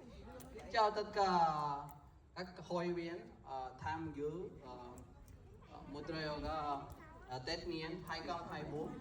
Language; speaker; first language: Vietnamese; non-native, learner; Kannada